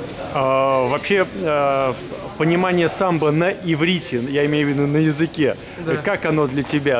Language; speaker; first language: Russian; native; Russian